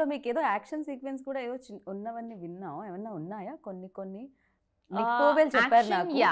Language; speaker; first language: Telugu; native; Telugu